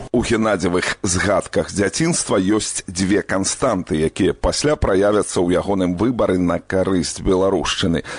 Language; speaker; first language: Belarusian; native; Belarusian